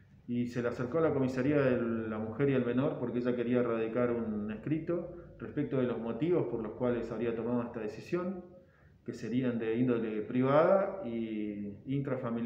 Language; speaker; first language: Spanish; native; Spanish